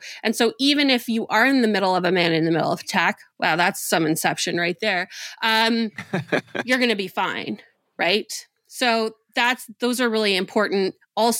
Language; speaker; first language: English; native; English